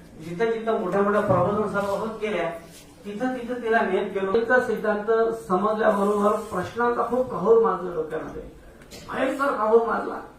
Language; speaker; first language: Marathi; non-native, local second language; Hindi